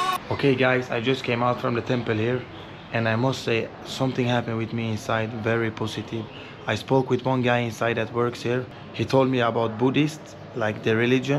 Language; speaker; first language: English; non-native, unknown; Swedish